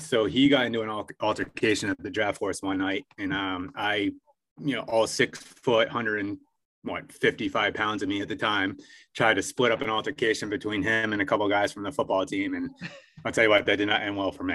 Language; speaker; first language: English; native; English